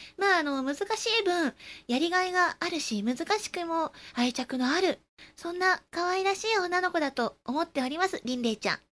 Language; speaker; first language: Japanese; early bilingual, other home language; Chinese